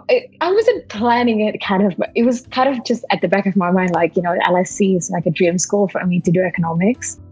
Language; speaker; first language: English; non-native, fluent; Malay